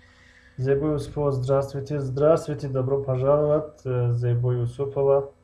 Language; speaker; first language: Russian; non-native, fluent; Tajik